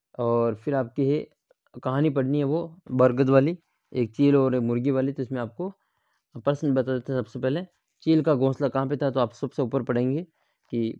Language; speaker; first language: Hindi; native; Hindi